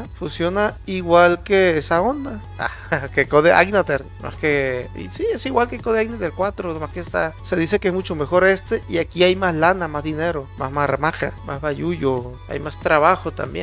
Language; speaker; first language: Spanish; native; Spanish